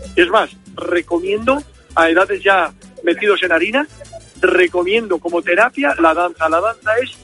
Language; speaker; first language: Spanish; native; Spanish